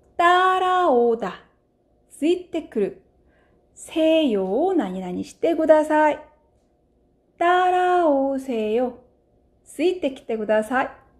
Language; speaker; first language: Japanese; non-native, fluent; Korean